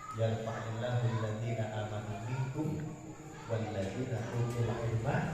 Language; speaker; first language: Indonesian; non-native, local second language; Madurese